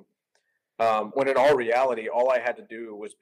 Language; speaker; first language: English; native; English